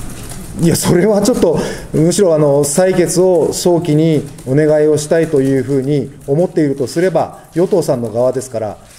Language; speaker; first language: Japanese; native; Japanese